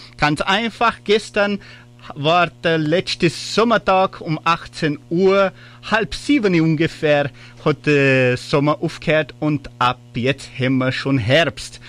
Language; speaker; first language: German; early bilingual, heritage; German